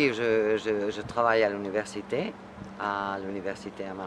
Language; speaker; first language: French; non-native, fluent; Spanish